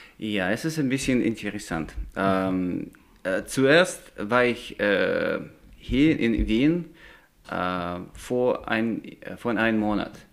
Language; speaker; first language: German; non-native, learner; Russian